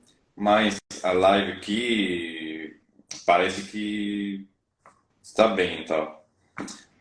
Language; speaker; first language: Portuguese; non-native, learner; Spanish